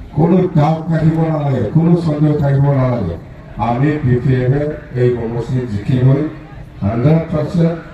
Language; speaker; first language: Assamese; non-native, local second language; Bodo